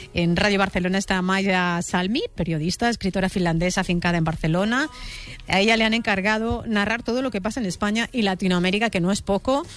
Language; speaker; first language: Spanish; native; Spanish